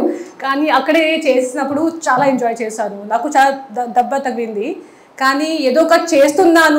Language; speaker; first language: Telugu; non-native, learner; Hindi